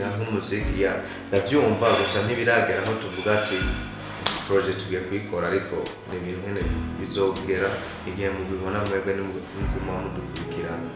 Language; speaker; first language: Rundi; early bilingual, heritage; Rundi